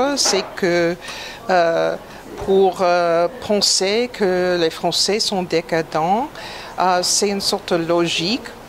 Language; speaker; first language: French; non-native, fluent; English